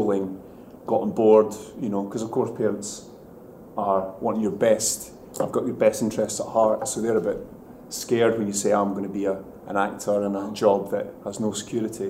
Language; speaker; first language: English; native; English